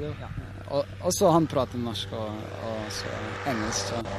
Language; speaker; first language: Norwegian; non-native, fluent; Swiss German